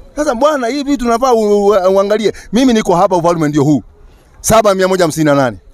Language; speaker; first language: Swahili; non-native, local second language; Kikuyu